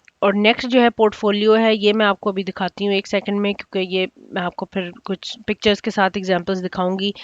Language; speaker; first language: Urdu; native; Urdu